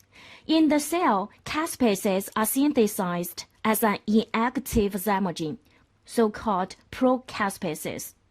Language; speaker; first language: English; non-native, fluent; Chinese